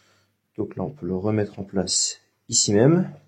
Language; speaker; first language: French; native; French